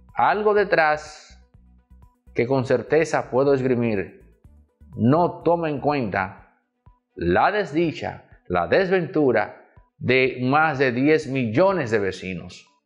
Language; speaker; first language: Spanish; native; Spanish